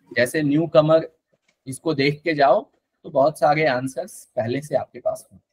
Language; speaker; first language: Hindi; native; Hindi